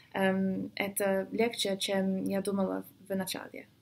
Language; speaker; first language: Russian; non-native, fluent; English